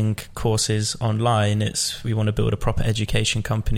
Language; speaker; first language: English; native; English